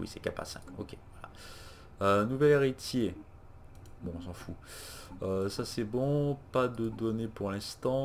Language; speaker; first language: French; native; French